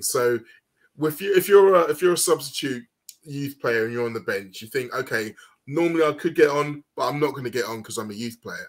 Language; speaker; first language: English; native; English